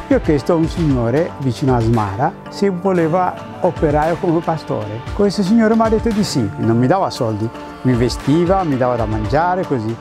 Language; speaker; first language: Italian; non-native, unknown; Tigrinya